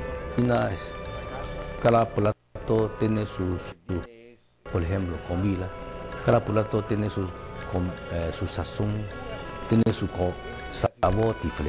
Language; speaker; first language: Spanish; non-native, learner; Cantonese